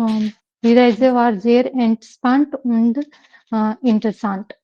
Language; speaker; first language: German; non-native, learner; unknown